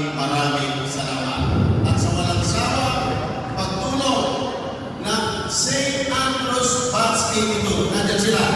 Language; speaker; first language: Filipino; non-native, local second language; Pampanga